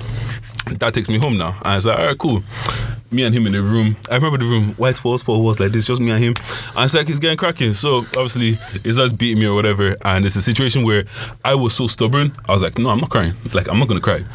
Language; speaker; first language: English; non-native, local second language; Yoruba